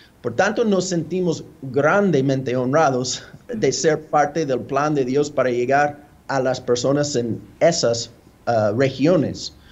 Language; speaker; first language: Spanish; non-native, fluent; English